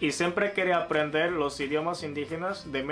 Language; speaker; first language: Spanish; non-native, fluent; Japanese